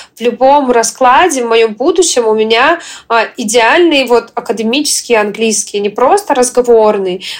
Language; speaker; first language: Russian; non-native, fluent; Ukrainian